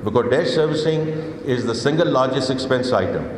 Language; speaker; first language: English; non-native, local second language; Urdu